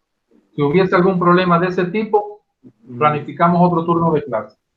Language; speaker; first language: Spanish; native; Spanish